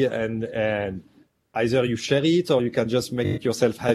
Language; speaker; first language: English; non-native, fluent; French